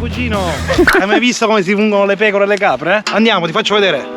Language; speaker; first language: Italian; native; Italian